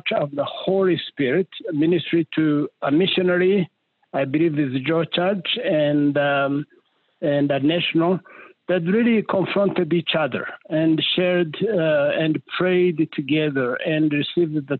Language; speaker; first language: English; non-native, local second language; Kinyarwanda